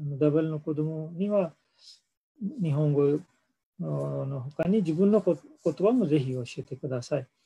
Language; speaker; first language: Japanese; non-native, fluent; Urdu